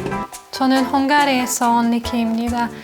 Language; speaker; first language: Korean; non-native, fluent; Hungarian